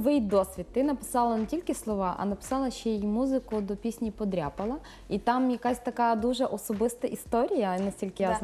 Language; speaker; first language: Ukrainian; native; Ukrainian